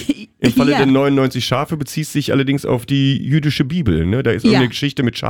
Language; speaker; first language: German; native; German